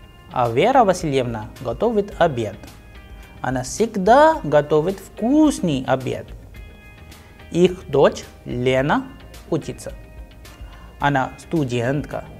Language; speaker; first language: Russian; non-native, fluent; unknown